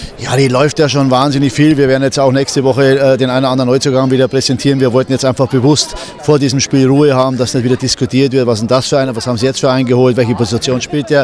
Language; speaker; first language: German; native; German